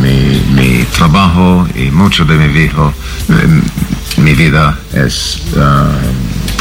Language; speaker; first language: Spanish; non-native, learner; English